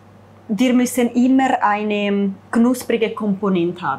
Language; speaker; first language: German; non-native, fluent; Italian